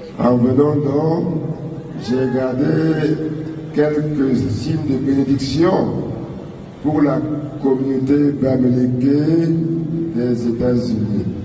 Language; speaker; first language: French; non-native, local second language; Ghomala